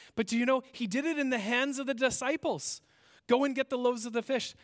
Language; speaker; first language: English; native; English